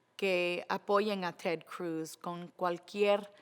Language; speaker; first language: Spanish; early bilingual, other home language; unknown